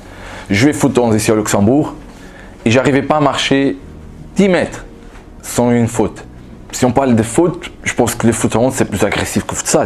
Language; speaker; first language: French; non-native, fluent; Portuguese